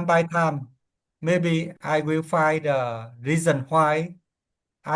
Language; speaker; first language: English; non-native, learner; Vietnamese